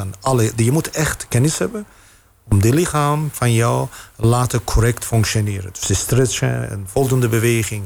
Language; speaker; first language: Dutch; non-native, fluent; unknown